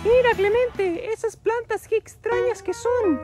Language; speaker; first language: Spanish; native; Spanish